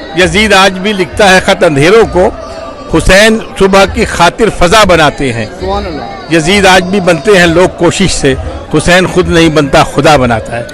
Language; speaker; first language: Urdu; native; Urdu